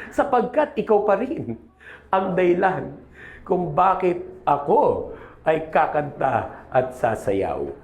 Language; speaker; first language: Filipino; native; Filipino